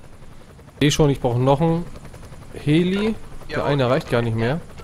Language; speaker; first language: German; native; German